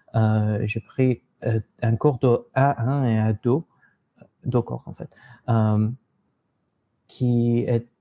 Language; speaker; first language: French; non-native, fluent; English